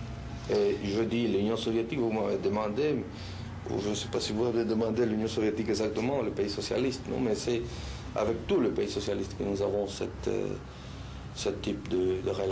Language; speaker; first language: French; non-native, fluent; Spanish